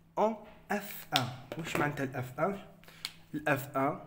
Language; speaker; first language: French; non-native, local second language; Arabic